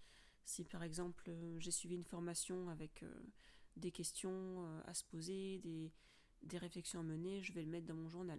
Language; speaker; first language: French; native; French